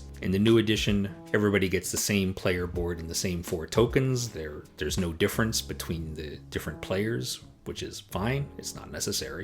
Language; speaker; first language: English; native; English